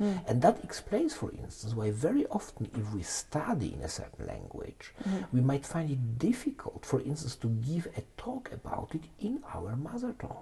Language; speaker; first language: English; non-native, fluent; Polish